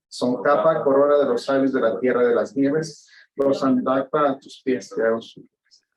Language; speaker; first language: Spanish; native; Spanish